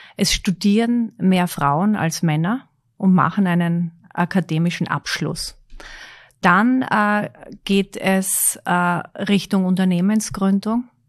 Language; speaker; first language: German; native; German